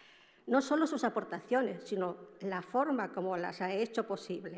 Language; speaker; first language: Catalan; non-native, local second language; Spanish